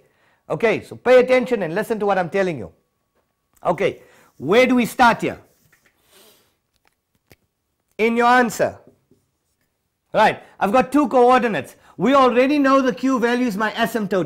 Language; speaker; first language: English; native; English